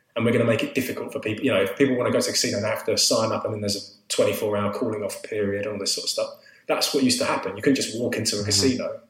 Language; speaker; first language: English; native; English